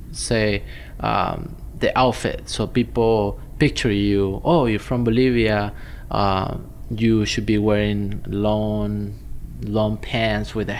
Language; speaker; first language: English; non-native, fluent; Spanish